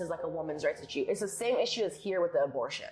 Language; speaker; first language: English; early bilingual, other home language; Persian